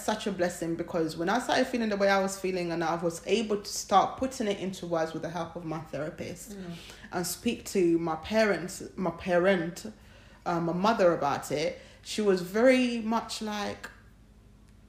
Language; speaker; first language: English; non-native, local second language; Ganda